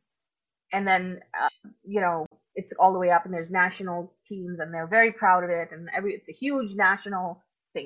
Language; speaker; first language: English; non-native, local second language; Urdu